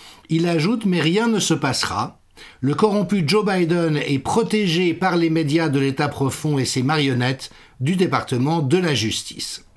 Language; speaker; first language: French; native; French